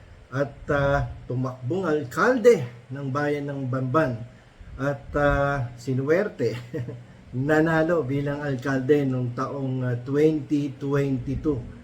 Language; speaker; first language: Filipino; native; Filipino